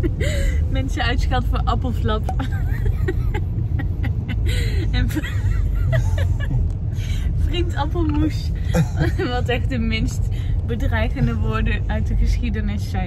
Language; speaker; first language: Dutch; native; Dutch